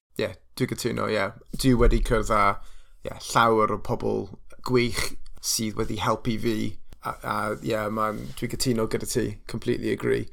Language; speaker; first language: Welsh; non-native, local second language; English